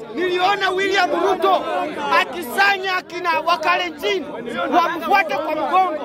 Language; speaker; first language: Swahili; non-native, local second language; Luyia